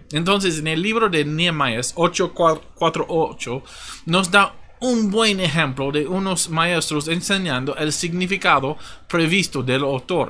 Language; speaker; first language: Spanish; non-native, fluent; English